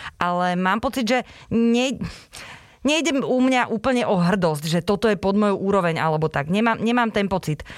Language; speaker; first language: Slovak; native; Slovak